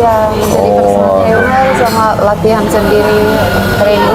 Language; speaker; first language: Indonesian; non-native, fluent; Finnish